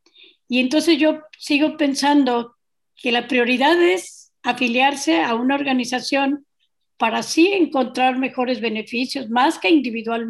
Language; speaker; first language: Spanish; native; Spanish